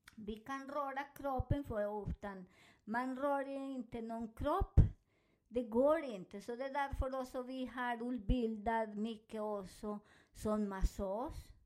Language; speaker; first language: Swedish; non-native, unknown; Spanish